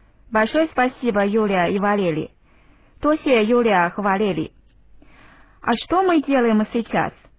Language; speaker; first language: Russian; non-native, fluent; Chinese